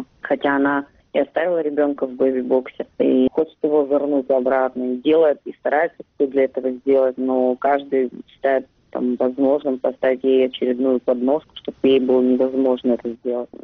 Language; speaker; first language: Russian; native; Russian